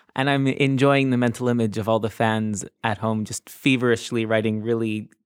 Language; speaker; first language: English; native; English